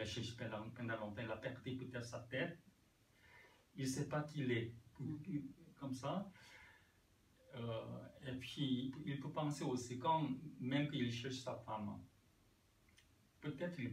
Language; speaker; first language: French; non-native, learner; Korean